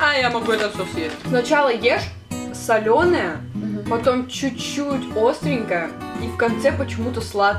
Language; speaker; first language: Russian; native; Russian